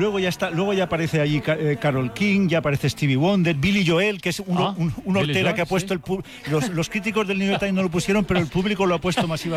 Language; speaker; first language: Spanish; native; Spanish